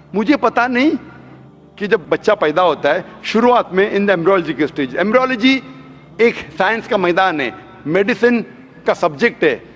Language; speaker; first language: Hindi; non-native, local second language; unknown